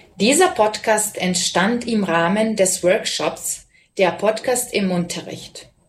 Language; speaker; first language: German; non-native, fluent; Serbian